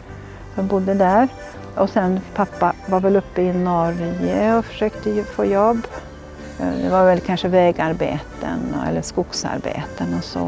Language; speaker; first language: Swedish; native; Swedish